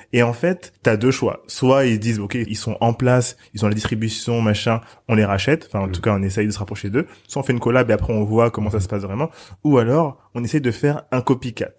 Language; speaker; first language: French; native; French